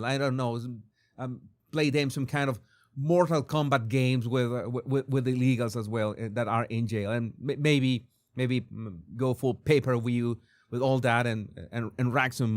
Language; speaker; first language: English; non-native, fluent; Spanish